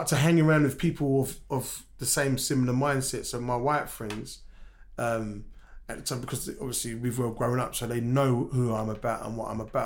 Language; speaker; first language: English; native; English